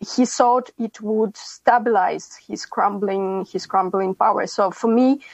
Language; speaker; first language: English; non-native, fluent; Ukrainian